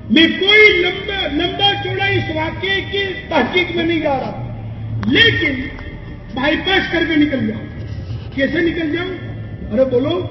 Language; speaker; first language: Urdu; non-native, local second language; Gujarati